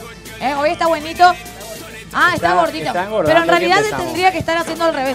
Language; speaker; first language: Spanish; native; Spanish